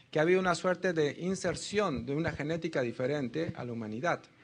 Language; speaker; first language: Spanish; native; Spanish